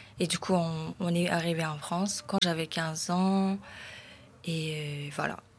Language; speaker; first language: French; non-native, fluent; Mongolian